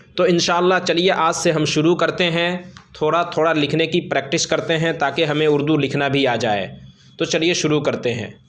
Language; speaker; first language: Hindi; native; Hindi